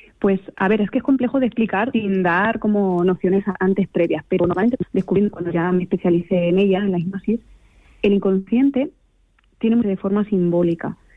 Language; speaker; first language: Spanish; native; Spanish